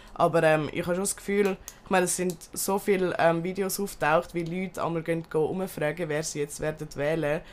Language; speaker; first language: German; early bilingual, other home language; Turkish